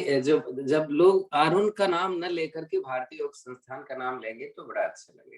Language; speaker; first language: Hindi; native; Hindi